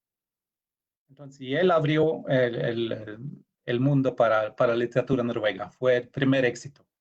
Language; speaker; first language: Spanish; non-native, fluent; Norwegian